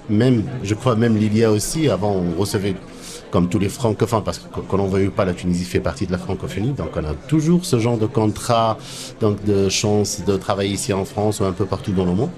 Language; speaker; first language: French; non-native, local second language; Arabic